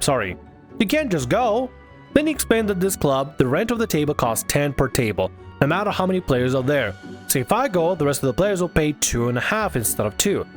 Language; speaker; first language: English; native; English